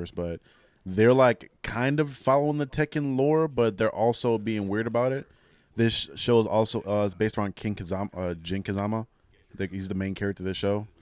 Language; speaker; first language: English; native; English